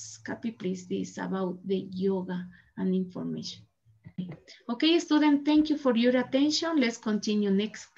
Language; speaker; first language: English; non-native, learner; Spanish